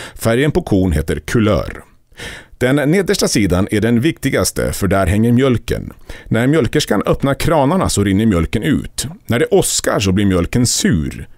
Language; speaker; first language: Swedish; native; Swedish